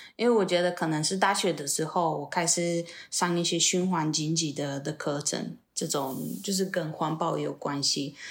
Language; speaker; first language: Chinese; non-native, fluent; Polish